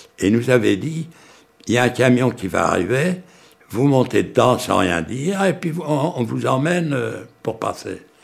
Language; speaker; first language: French; early bilingual, other home language; Yiddish